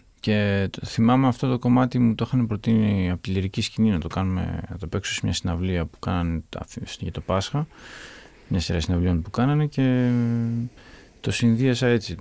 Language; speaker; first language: Greek; early bilingual, other home language; Russian